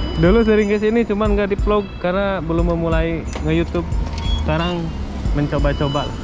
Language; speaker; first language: Indonesian; non-native, local second language; Sundanese